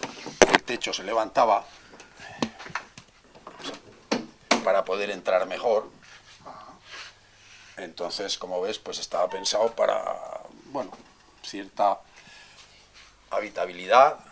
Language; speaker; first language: Spanish; native; Spanish